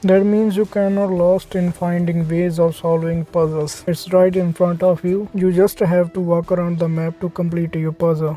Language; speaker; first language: English; non-native, fluent; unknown